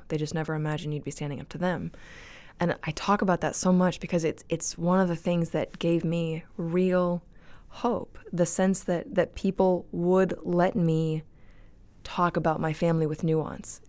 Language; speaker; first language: English; native; English